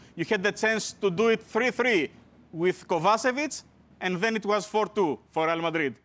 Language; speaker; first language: English; non-native, fluent; Greek